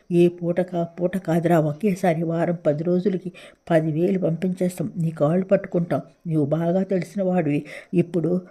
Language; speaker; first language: Telugu; native; Telugu